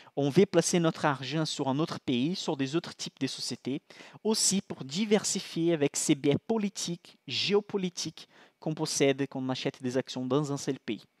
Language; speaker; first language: French; non-native, fluent; Portuguese